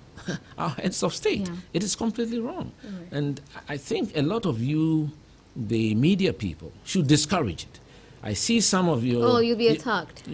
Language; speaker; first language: English; non-native, local second language; Akan